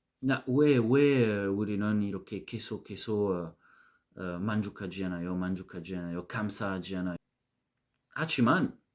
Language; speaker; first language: Korean; non-native, learner; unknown